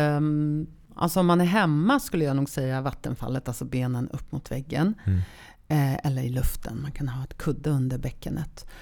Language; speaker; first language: Swedish; early bilingual, other home language; Polish